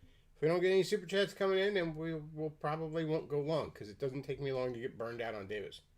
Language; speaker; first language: English; native; English